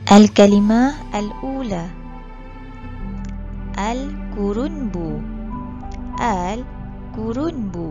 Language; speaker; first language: Arabic; non-native, fluent; Malay